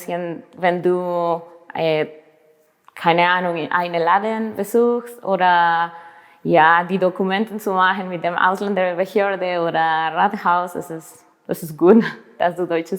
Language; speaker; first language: German; non-native, learner; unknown